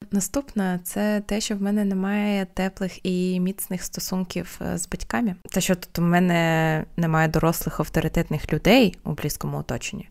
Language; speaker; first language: Ukrainian; non-native, local second language; Russian